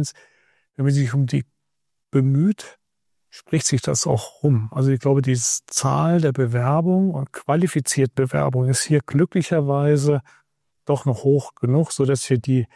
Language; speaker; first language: German; native; German